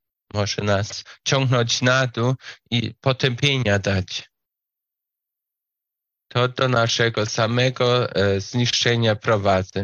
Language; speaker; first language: Polish; non-native, fluent; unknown